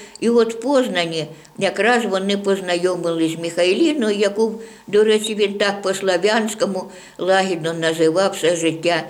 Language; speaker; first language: Ukrainian; native; Ukrainian